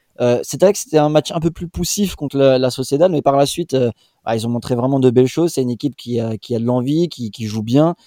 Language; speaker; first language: French; native; French